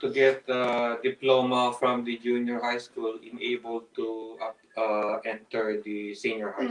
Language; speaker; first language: English; non-native, local second language; Filipino